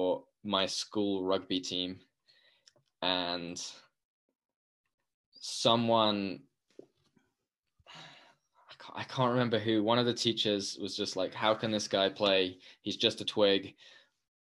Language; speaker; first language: English; native; English